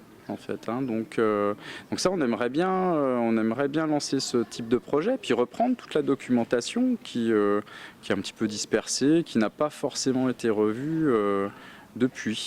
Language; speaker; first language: French; native; French